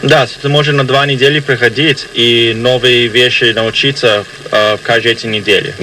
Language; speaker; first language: Russian; early bilingual, heritage; Russian